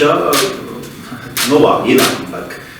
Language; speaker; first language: Polish; non-native, learner; Czech